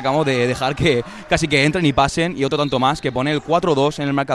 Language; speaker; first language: Spanish; native; Spanish